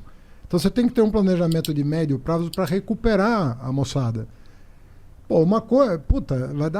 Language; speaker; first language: Portuguese; native; Portuguese